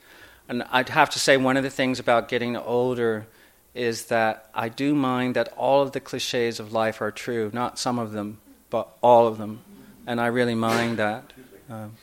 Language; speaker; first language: English; native; English